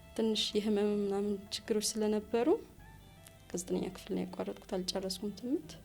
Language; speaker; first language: Amharic; native; Amharic